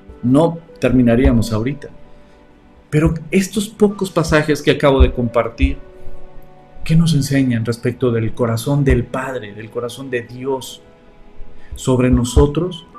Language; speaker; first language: Spanish; native; Spanish